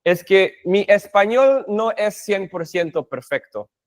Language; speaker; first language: Spanish; non-native, fluent; English